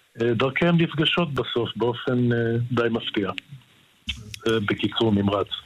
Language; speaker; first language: Hebrew; non-native, fluent; English